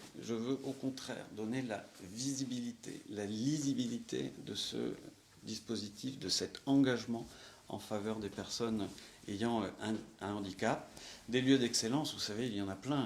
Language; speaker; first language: French; native; French